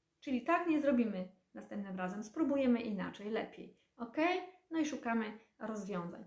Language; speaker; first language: Polish; native; Polish